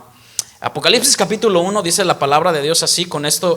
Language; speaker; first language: Spanish; native; Spanish